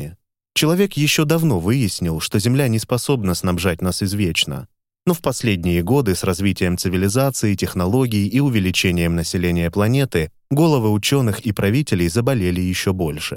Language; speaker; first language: Russian; native; Russian